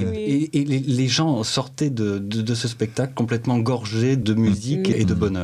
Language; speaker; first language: French; native; French